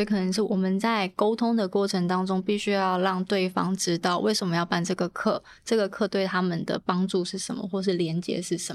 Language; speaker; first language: Chinese; native; Chinese